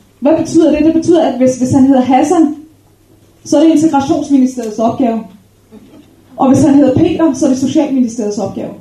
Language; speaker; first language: Danish; early bilingual, other home language; Arabic